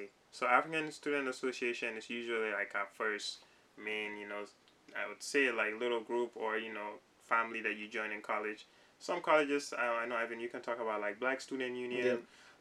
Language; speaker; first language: English; non-native, local second language; Wolof